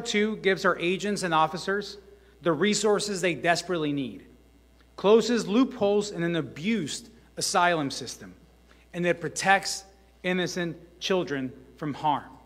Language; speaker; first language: English; early bilingual, other home language; Spanish